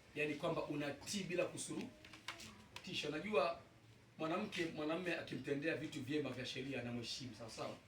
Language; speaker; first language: Swahili; native; Swahili